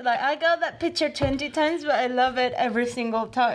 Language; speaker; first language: English; non-native, fluent; Spanish